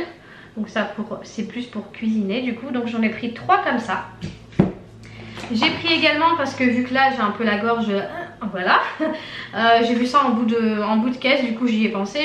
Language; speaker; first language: French; native; French